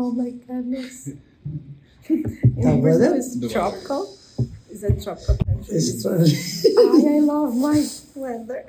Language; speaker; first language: English; non-native, learner; Portuguese